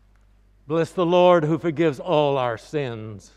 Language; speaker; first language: English; native; English